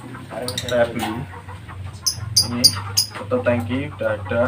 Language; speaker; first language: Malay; non-native, local second language; Javanese